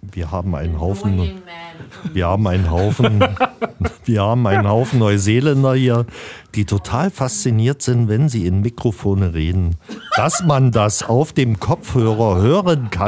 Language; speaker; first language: German; native; German